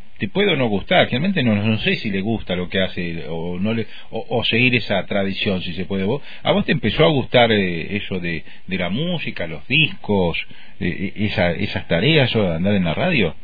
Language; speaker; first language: Spanish; native; Spanish